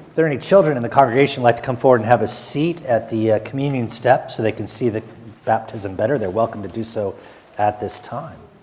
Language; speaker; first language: English; native; English